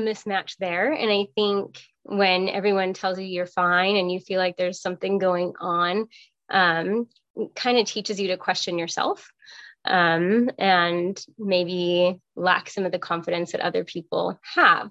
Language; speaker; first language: English; native; English